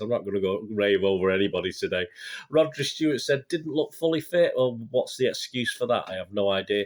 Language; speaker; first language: English; native; English